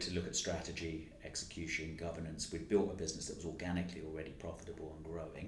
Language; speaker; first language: English; native; English